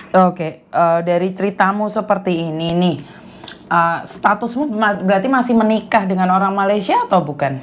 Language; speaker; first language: Indonesian; native; Indonesian